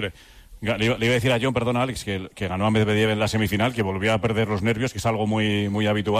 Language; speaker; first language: Spanish; native; Spanish